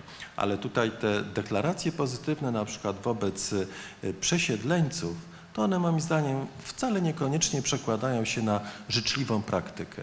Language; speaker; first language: Polish; native; Polish